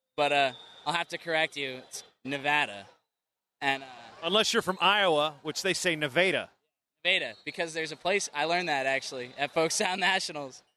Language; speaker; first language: English; native; English